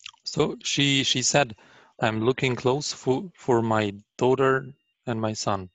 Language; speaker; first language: English; non-native, learner; Arabic